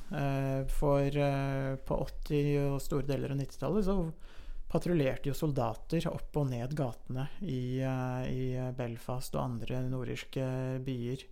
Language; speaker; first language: Norwegian; native; Norwegian